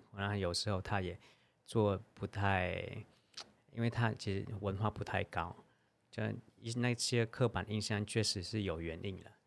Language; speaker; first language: Chinese; non-native, fluent; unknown